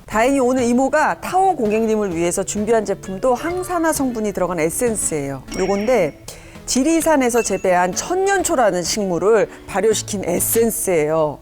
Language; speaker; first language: Korean; native; Korean